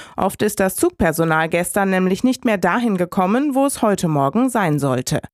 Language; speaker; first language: German; native; German